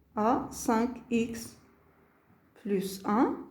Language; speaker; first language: French; non-native, local second language; Arabic